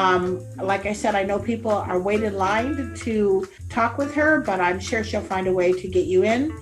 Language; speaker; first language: English; native; English